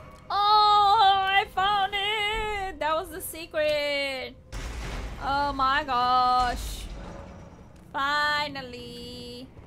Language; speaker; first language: English; non-native, fluent; Portuguese